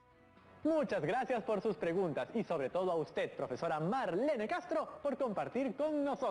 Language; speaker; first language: Spanish; native; Spanish